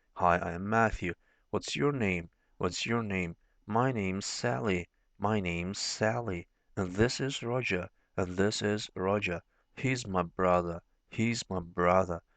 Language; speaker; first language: English; non-native, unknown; Turkish